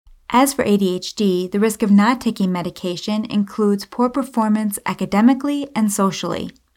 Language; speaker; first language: English; native; English